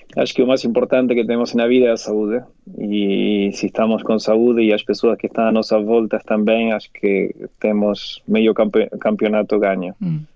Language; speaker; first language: Portuguese; non-native, fluent; Spanish